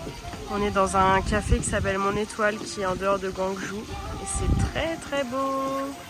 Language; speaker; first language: French; native; French